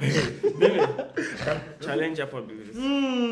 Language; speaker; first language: Turkish; non-native, learner; English